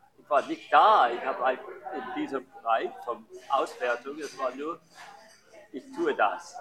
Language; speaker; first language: German; non-native, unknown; English